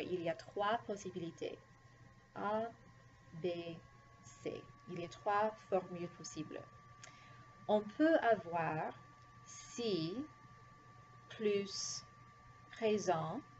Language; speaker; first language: French; non-native, fluent; English